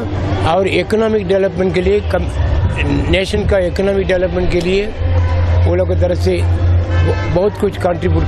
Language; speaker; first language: Hindi; non-native, local second language; Tamil